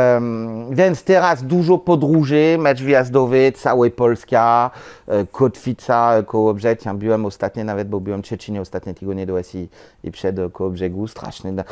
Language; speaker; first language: Polish; non-native, learner; French